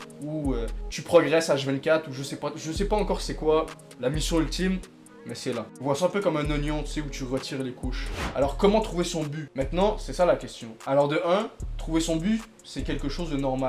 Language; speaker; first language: French; native; French